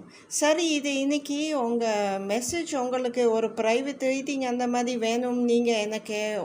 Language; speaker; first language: Tamil; non-native, learner; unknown